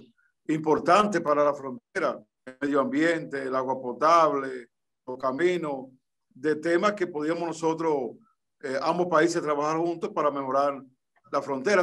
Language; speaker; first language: Spanish; native; Spanish